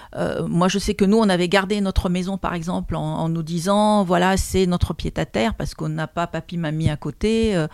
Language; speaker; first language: French; non-native, local second language; Arabic